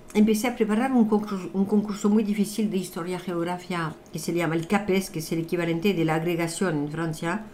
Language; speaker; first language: Spanish; non-native, fluent; French